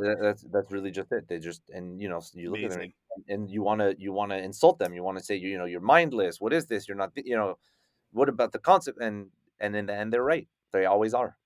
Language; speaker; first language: English; native; English